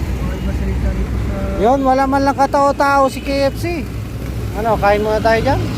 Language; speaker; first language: Filipino; native; Filipino